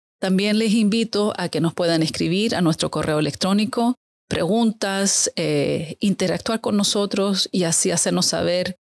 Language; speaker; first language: Spanish; native; Spanish